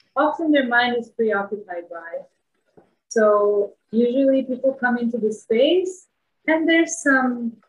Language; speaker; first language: English; non-native, fluent; Bosnian